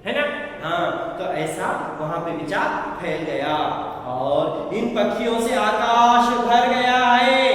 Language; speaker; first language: Hindi; non-native, local second language; Kannada